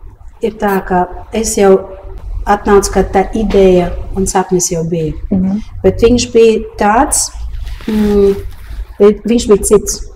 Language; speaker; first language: Latvian; early bilingual, heritage; Latvian